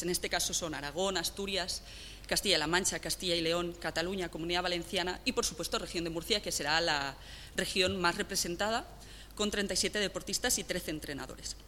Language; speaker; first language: Spanish; native; Spanish